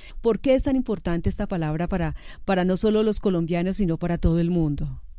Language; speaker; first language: Spanish; native; Spanish